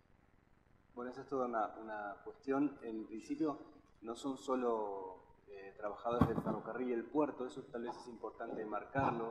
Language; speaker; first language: Spanish; native; Spanish